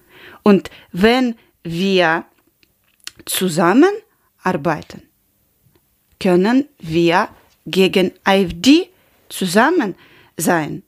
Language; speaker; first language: German; non-native, learner; Ukrainian